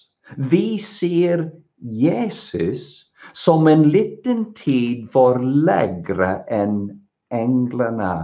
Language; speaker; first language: Swedish; non-native, fluent; English